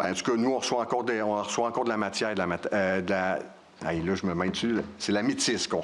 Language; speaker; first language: French; native; French